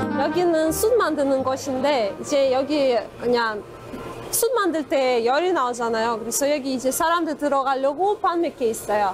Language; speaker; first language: Korean; non-native, fluent; Russian